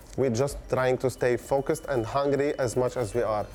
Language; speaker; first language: English; non-native, fluent; Arabic